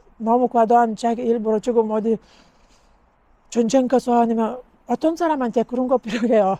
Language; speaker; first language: Korean; non-native, learner; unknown